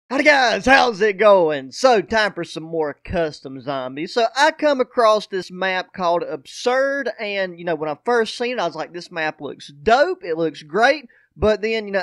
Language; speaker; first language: English; native; English